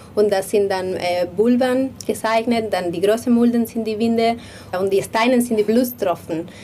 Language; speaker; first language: German; non-native, learner; Spanish